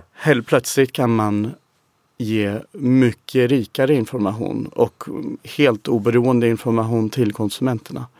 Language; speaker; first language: Swedish; non-native, fluent; English